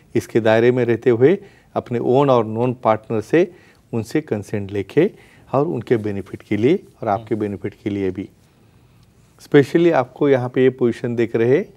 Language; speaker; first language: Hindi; non-native, local second language; Marathi